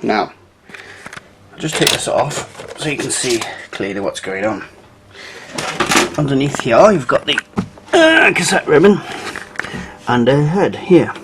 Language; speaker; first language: English; native; English